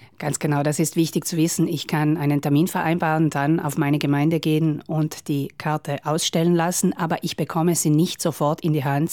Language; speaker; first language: German; native; German